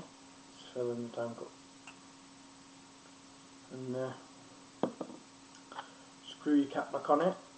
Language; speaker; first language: English; native; English